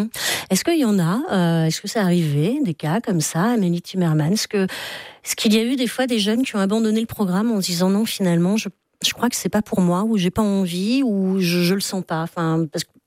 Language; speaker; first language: French; native; French